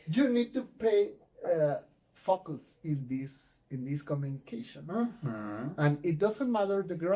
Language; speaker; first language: English; non-native, fluent; Spanish